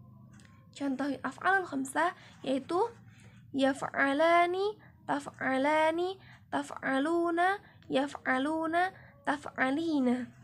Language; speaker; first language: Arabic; non-native, learner; Indonesian